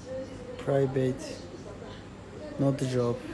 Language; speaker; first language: English; non-native, learner; Japanese